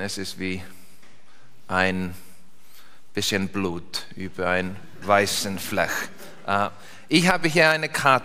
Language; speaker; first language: German; non-native, fluent; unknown